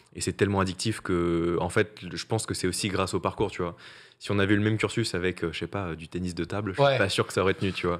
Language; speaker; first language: French; native; French